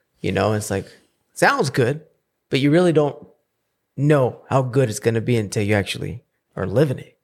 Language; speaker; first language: English; early bilingual, other home language; Spanish